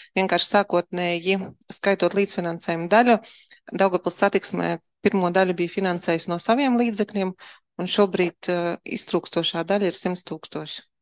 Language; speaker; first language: Latvian; non-native, local second language; Russian